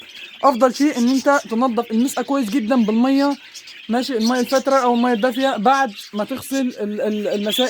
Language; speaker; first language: Arabic; native; Arabic